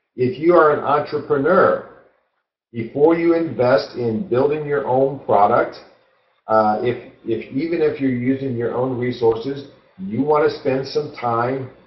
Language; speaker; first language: English; native; English